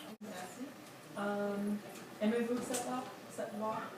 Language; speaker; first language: French; non-native, learner; English